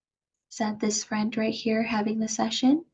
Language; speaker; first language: English; native; English